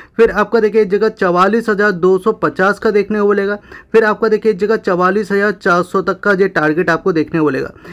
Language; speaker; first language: Hindi; native; Hindi